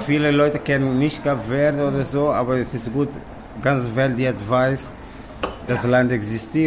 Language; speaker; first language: German; non-native, fluent; Kabuverdianu